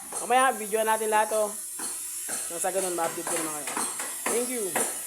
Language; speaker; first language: Filipino; native; Filipino